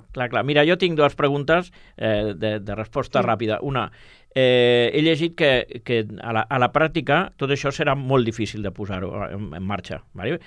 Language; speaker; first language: Catalan; native; Catalan